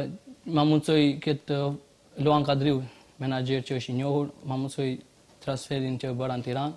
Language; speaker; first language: Albanian; native; Albanian